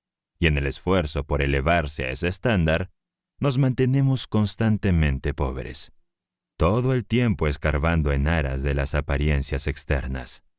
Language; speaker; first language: Spanish; native; Spanish